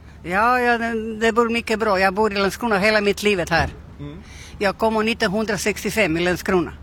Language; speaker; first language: Swedish; non-native, learner; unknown